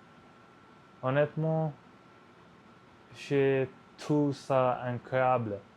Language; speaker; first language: French; non-native, learner; Punjabi